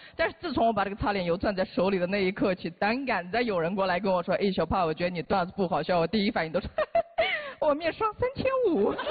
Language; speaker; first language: Chinese; non-native, local second language; Uyghur